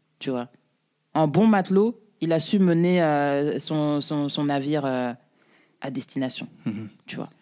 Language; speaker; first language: French; native; French